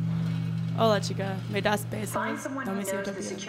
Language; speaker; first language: Spanish; non-native, learner; English